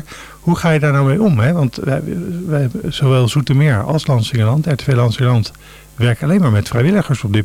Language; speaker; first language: Dutch; native; Dutch